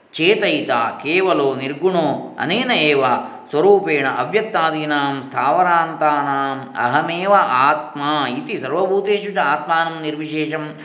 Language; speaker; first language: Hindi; non-native, local second language; Kannada